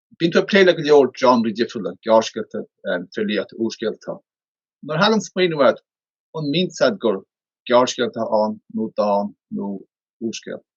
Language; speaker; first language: Irish; native; Irish